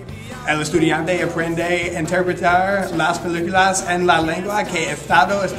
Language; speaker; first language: Spanish; non-native, learner; English